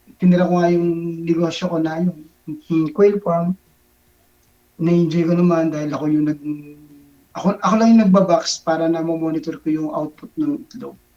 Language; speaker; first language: Filipino; native; Filipino